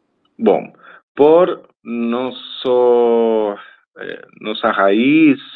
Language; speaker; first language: Portuguese; non-native, fluent; Spanish